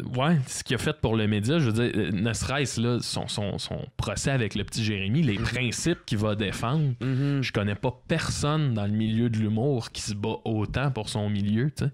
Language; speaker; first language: French; native; French